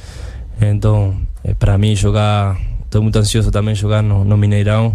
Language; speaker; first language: Portuguese; non-native, fluent; Spanish